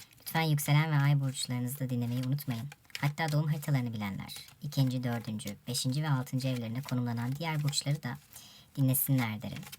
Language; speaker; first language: Turkish; native; Turkish